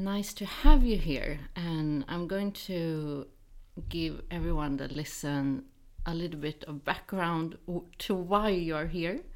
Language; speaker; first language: English; non-native, fluent; Swedish